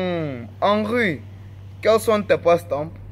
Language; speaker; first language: French; non-native, learner; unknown